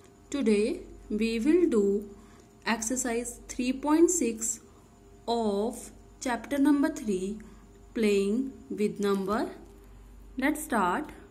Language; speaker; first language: English; non-native, local second language; Hindi